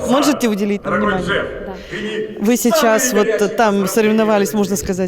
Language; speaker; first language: Russian; native; Russian